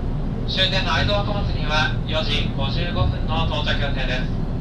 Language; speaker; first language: Japanese; native; Japanese